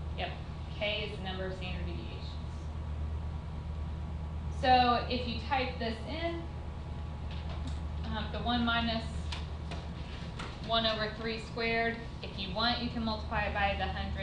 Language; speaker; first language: English; native; English